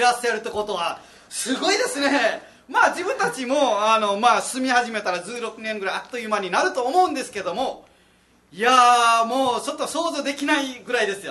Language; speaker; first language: Japanese; non-native, fluent; Nepali